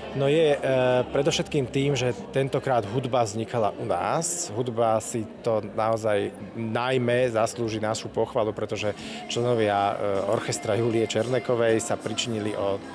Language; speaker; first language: Slovak; native; Slovak